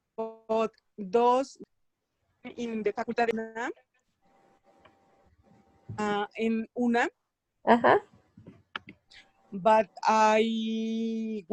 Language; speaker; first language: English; non-native, learner; Spanish